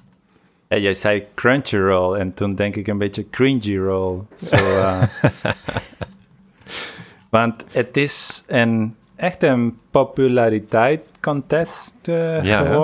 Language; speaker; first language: Dutch; non-native, fluent; Spanish